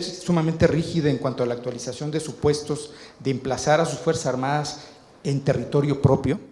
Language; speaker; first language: Spanish; native; Spanish